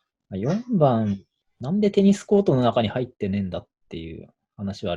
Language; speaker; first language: Japanese; native; Japanese